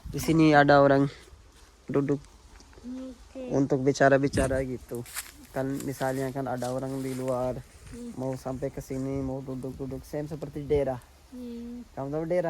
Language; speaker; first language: Indonesian; non-native, learner; Urdu